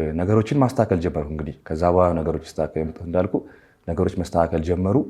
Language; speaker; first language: Amharic; native; Amharic